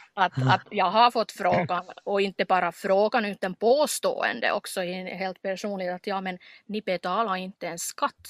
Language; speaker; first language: Swedish; non-native, local second language; Finnish